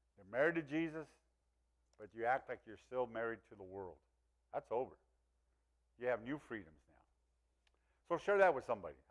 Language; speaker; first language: English; early bilingual, other home language; Spanish